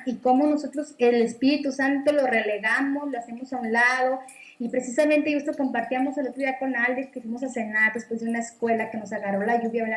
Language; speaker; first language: Spanish; native; Spanish